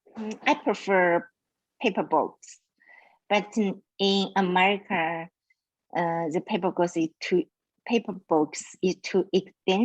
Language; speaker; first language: English; non-native, learner; Chinese